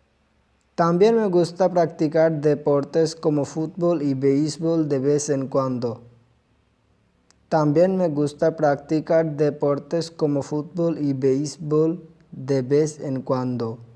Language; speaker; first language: Spanish; non-native, fluent; Urdu